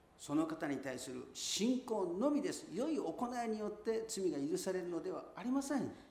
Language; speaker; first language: Japanese; native; Japanese